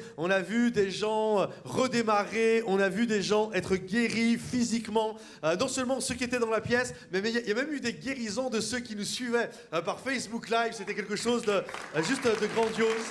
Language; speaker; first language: French; native; French